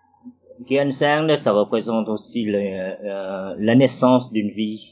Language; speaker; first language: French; non-native, fluent; Vietnamese